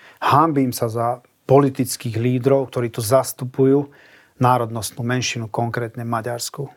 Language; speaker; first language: Slovak; non-native, local second language; Hungarian